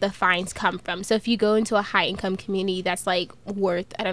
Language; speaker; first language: English; native; English